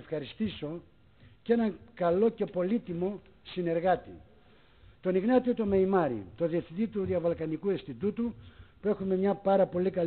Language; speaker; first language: Greek; native; Greek